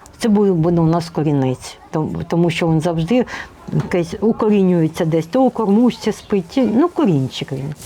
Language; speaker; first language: Ukrainian; non-native, local second language; Russian